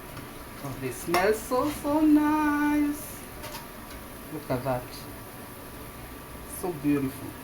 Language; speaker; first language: English; non-native, local second language; Swahili